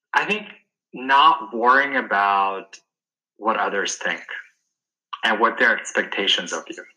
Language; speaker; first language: English; non-native, local second language; Sinhala